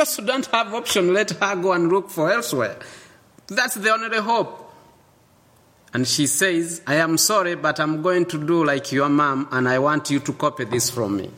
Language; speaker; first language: English; non-native, local second language; Kikuyu